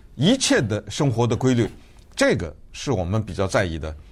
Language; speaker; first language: Chinese; native; Chinese